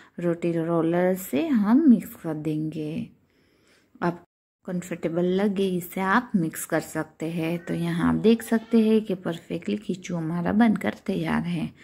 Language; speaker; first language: Hindi; non-native, local second language; Gujarati